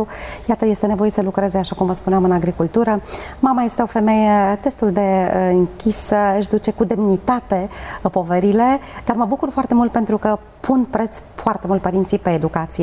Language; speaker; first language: Romanian; native; Romanian